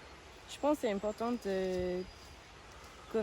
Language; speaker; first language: French; non-native, learner; English